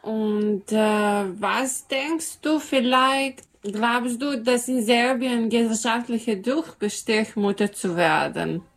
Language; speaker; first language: German; non-native, learner; Serbian